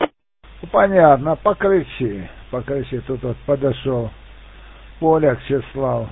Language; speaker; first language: Russian; native; Russian